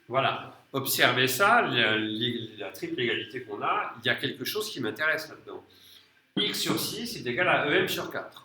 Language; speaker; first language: French; native; French